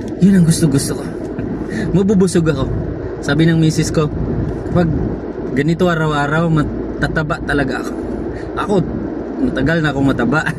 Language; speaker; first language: Filipino; non-native, local second language; Cebuano